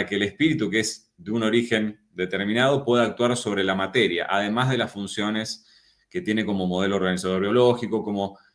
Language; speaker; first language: Spanish; native; Spanish